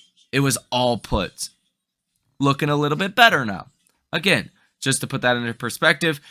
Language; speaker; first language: English; native; English